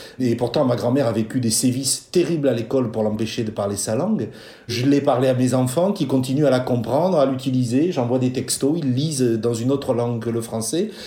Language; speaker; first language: French; native; French